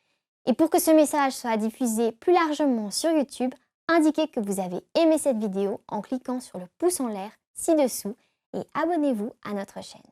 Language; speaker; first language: French; native; French